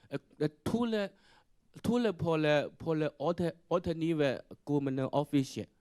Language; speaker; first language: French; non-native, learner; Chinese